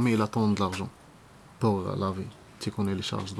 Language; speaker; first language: French; non-native, learner; Arabic